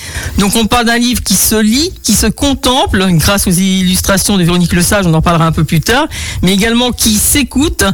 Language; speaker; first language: French; native; French